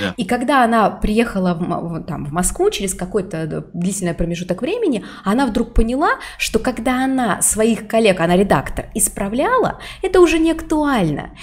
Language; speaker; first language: Russian; native; Russian